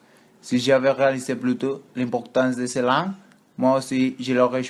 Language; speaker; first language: French; non-native, learner; Spanish